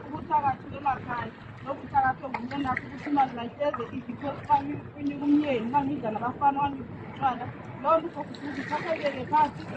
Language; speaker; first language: Zulu; non-native, local second language; Xhosa